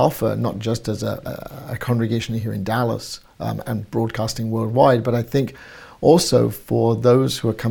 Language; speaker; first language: English; native; English